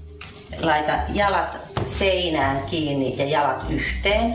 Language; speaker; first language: Finnish; native; Finnish